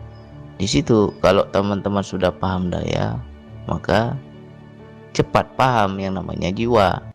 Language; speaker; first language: Indonesian; native; Indonesian